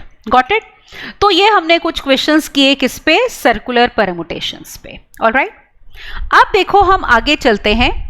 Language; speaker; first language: Hindi; native; Hindi